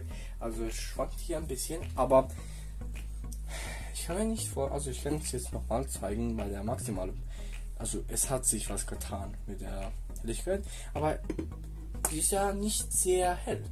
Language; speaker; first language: German; non-native, fluent; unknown